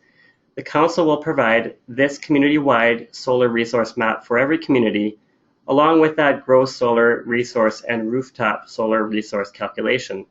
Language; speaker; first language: English; native; English